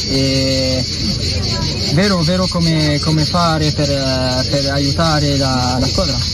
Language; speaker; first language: Italian; non-native, learner; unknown